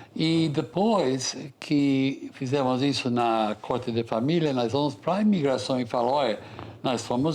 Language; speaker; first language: Portuguese; non-native, fluent; English